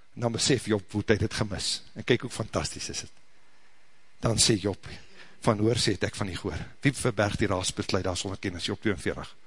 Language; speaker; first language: Afrikaans; native; Afrikaans